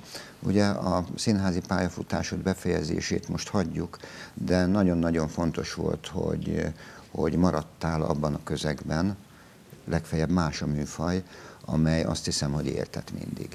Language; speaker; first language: Hungarian; native; Hungarian